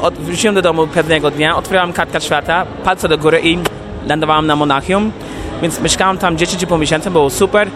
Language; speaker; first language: Polish; non-native, fluent; English